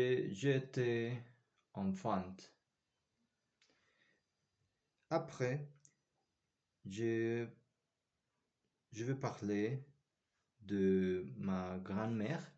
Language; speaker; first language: French; non-native, learner; Spanish